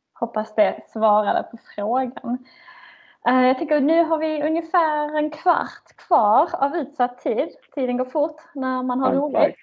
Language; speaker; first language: Swedish; native; Swedish